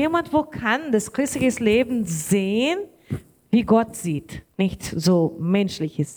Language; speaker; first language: German; non-native, learner; Portuguese